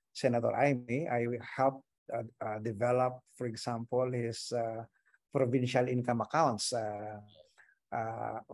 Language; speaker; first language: English; non-native, local second language; Iloko